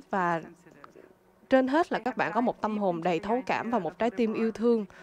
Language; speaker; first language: Vietnamese; non-native, fluent; French